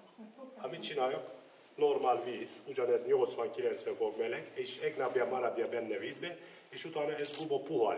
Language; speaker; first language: Hungarian; non-native, learner; Turkish